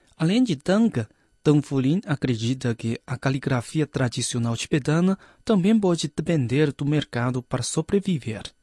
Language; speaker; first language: Portuguese; non-native, fluent; Chinese